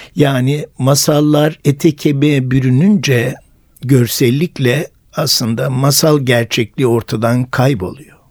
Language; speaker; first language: Turkish; native; Turkish